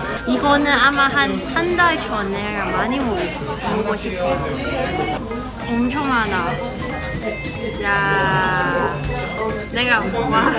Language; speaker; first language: Korean; non-native, learner; Cantonese